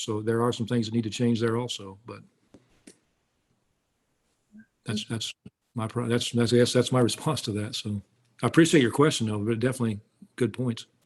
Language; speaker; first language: English; native; English